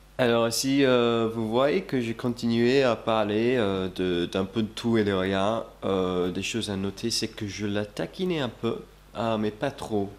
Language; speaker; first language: French; non-native, fluent; English